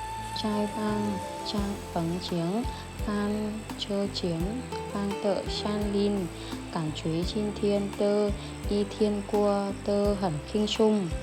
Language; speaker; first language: Chinese; non-native, learner; Vietnamese